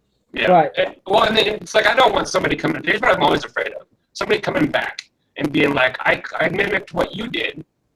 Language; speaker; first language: English; native; English